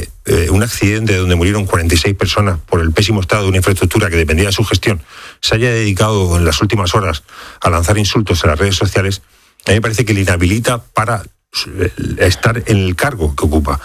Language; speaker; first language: Spanish; native; Spanish